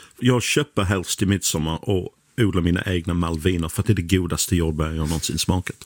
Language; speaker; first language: Swedish; non-native, fluent; English